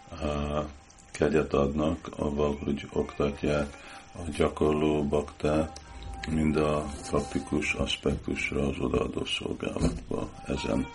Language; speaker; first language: Hungarian; early bilingual, heritage; Hungarian